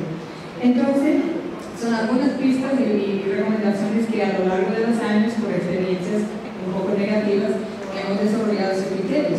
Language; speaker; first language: Spanish; native; Spanish